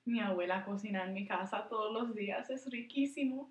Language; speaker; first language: Spanish; early bilingual, heritage; Spanish